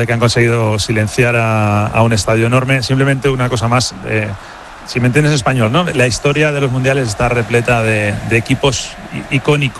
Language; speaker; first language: Spanish; native; Spanish